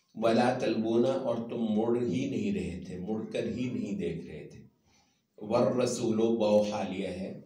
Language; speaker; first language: Urdu; non-native, local second language; Punjabi